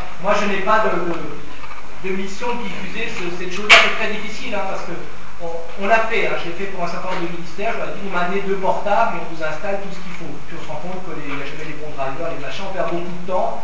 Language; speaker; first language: French; native; French